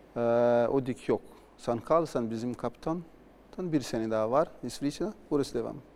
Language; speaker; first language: Turkish; non-native, learner; Portuguese